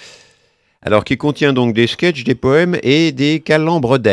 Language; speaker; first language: French; native; French